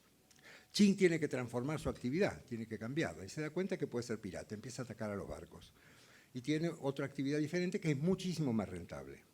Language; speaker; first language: Spanish; native; Spanish